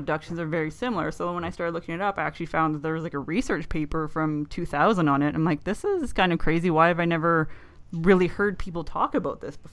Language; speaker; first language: English; native; English